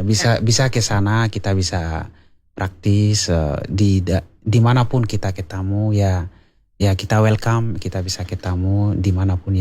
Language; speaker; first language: Indonesian; non-native, learner; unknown